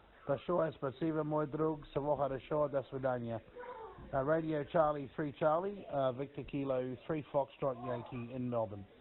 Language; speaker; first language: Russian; non-native, learner; English